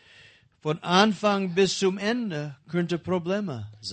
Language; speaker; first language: German; non-native, learner; English